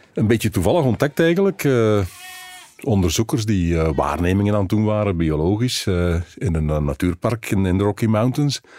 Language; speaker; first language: Dutch; native; Dutch